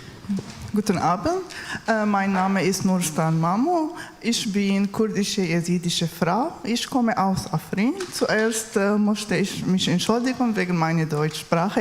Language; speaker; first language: German; non-native, learner; Kurdish